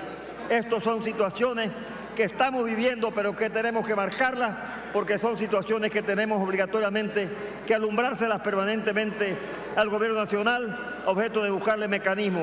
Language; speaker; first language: Spanish; native; Spanish